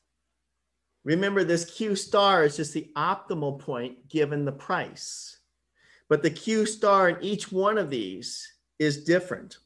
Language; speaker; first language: English; native; English